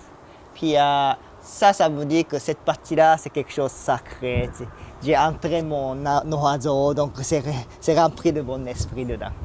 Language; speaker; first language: French; non-native, fluent; Japanese